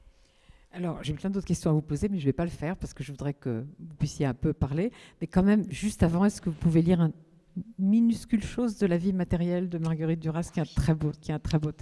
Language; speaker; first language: French; native; French